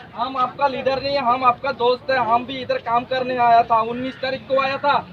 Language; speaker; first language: Hindi; non-native, local second language; Bangla